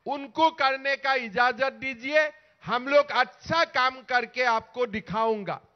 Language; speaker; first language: Hindi; non-native, local second language; Assamese